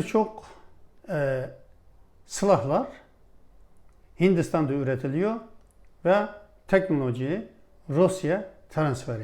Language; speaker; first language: Turkish; non-native, fluent; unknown